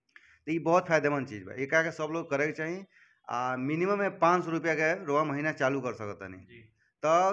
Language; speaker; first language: Hindi; native; Hindi